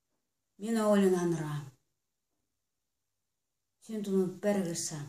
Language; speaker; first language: Finnish; non-native, learner; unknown